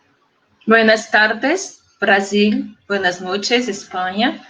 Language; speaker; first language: Spanish; non-native, fluent; Portuguese